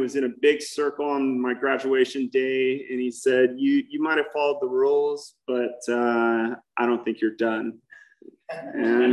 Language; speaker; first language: English; native; English